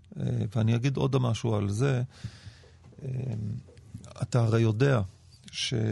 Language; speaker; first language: Hebrew; native; Hebrew